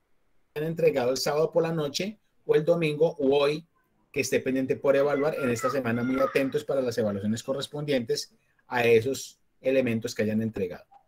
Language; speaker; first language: Spanish; native; Spanish